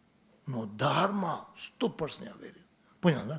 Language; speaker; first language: Russian; non-native, learner; Tibetan